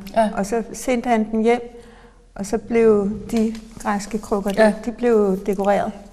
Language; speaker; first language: Danish; native; Danish